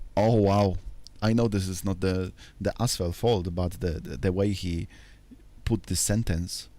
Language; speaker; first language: English; non-native, fluent; Polish